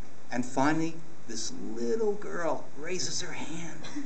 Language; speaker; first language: English; native; English